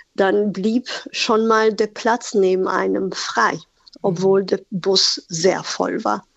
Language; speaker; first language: German; non-native, fluent; Albanian